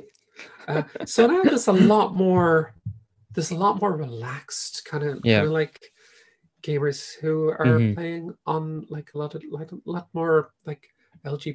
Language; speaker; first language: English; native; English